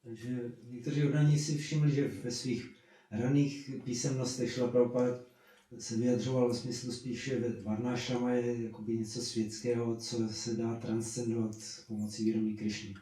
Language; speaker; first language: Czech; native; Czech